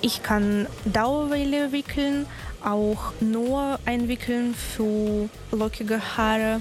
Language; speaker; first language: German; non-native, learner; Russian